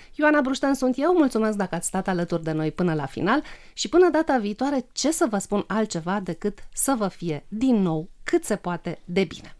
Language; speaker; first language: Romanian; native; Romanian